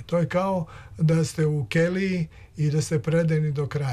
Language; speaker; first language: Serbian; native; Serbian